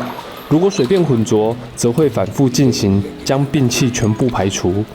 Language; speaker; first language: Chinese; native; Chinese